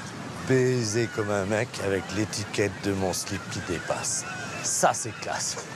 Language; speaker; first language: French; native; French